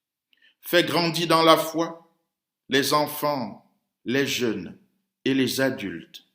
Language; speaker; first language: French; native; French